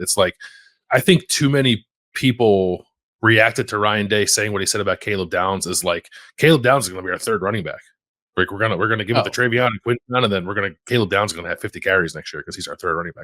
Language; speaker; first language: English; native; English